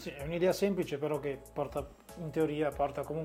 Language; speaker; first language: Italian; native; Italian